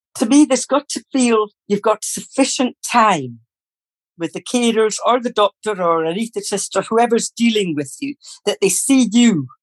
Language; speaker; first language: English; native; English